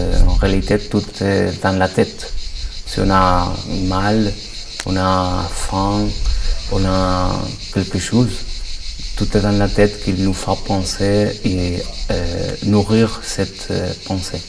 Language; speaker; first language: French; non-native, learner; Spanish